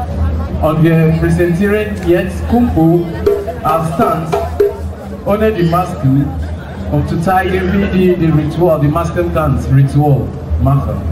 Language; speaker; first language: German; non-native, learner; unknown